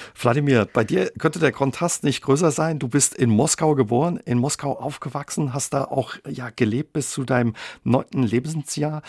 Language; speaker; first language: German; native; German